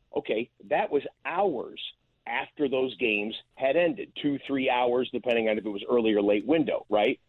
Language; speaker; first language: English; native; English